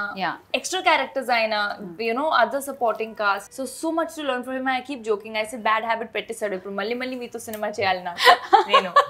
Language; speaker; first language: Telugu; non-native, fluent; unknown